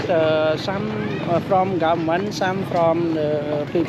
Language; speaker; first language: English; non-native, learner; Vietnamese